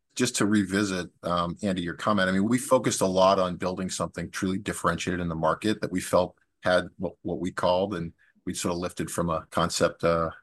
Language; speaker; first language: English; native; English